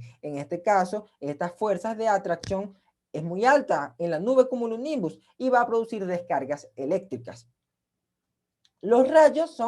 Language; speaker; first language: Spanish; native; Spanish